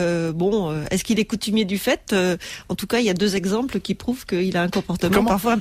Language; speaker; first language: French; native; French